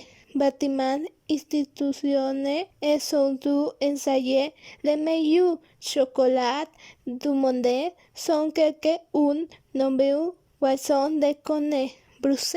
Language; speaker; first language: French; non-native, learner; Spanish